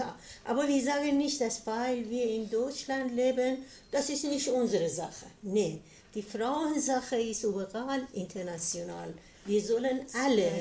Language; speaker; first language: German; non-native, learner; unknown